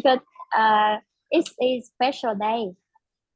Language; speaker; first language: English; non-native, learner; Vietnamese